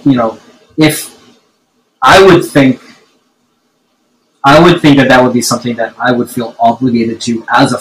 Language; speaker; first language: English; native; English